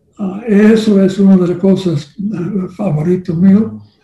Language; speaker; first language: Spanish; non-native, learner; English